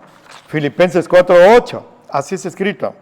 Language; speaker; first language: Spanish; native; Spanish